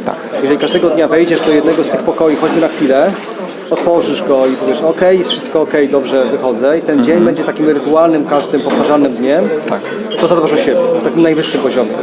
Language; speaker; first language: Polish; native; Polish